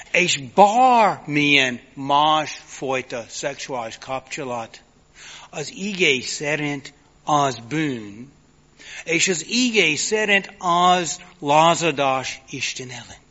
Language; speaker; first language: Hungarian; non-native, fluent; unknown